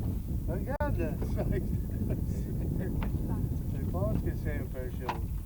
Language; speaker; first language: French; non-native, learner; English